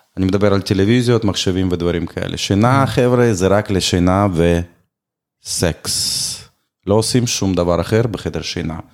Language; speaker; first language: Hebrew; non-native, fluent; Russian